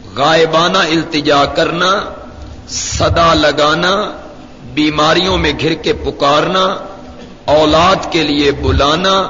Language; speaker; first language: Urdu; non-native, local second language; Punjabi